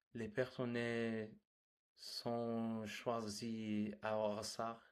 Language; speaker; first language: French; non-native, learner; English